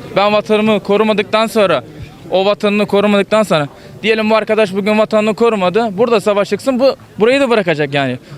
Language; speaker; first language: Turkish; non-native, fluent; Arabic